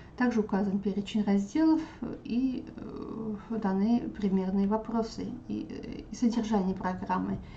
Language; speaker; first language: Russian; non-native, local second language; Tatar